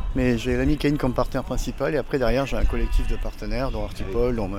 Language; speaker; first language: French; native; French